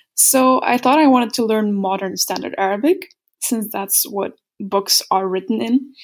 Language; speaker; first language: English; non-native, fluent; Dutch